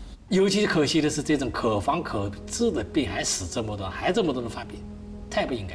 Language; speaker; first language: Chinese; native; Chinese